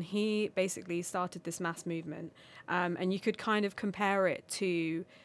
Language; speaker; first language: English; non-native, local second language; Armenian